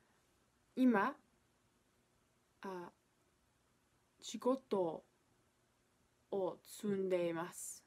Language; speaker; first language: Japanese; non-native, learner; English